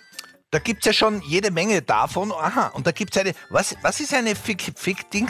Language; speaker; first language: German; native; German